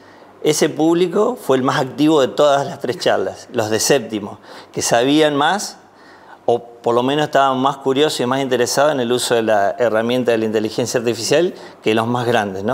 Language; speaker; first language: Spanish; native; Spanish